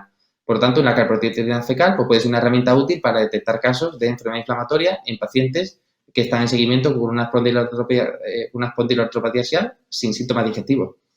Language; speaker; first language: Spanish; native; Spanish